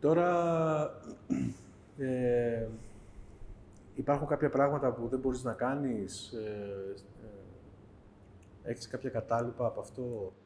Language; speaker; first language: Greek; native; Greek